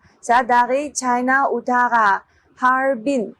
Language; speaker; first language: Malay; non-native, learner; Chinese